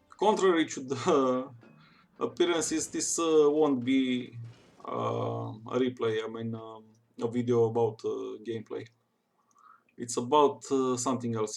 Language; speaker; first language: English; non-native, fluent; Romanian